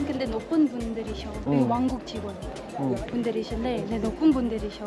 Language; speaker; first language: Korean; native; Korean